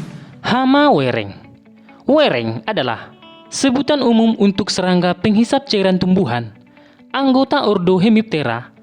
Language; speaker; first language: Indonesian; native; Indonesian